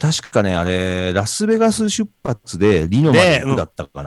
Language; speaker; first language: Japanese; native; Japanese